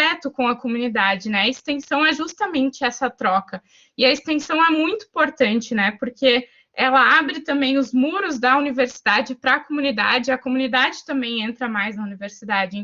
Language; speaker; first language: Portuguese; native; Portuguese